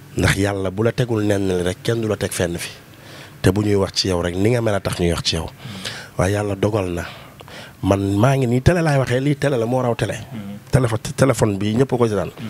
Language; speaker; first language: Wolof; native; Wolof